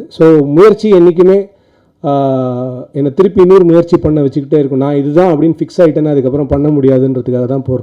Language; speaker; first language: Tamil; native; Tamil